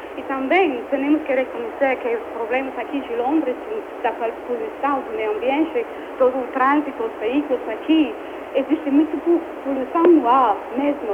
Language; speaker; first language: Portuguese; non-native, fluent; English